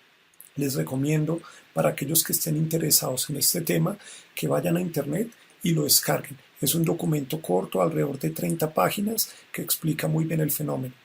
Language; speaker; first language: Spanish; native; Spanish